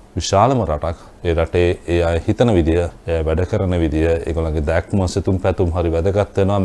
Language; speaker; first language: Sinhala; non-native, local second language; Tamil